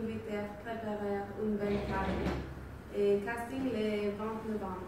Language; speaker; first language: French; non-native, learner; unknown